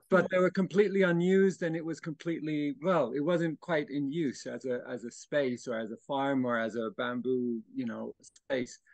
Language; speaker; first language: English; native; English